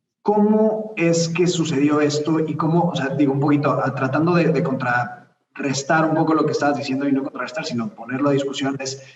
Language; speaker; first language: Spanish; native; Spanish